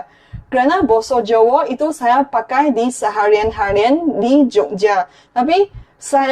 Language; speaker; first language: Indonesian; non-native, fluent; Chinese